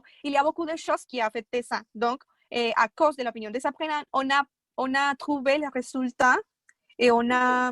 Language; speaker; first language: French; non-native, fluent; Spanish